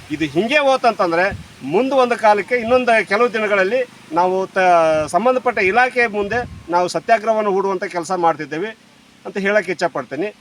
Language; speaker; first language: Kannada; native; Kannada